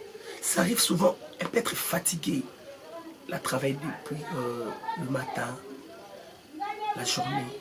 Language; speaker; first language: French; non-native, local second language; Lingala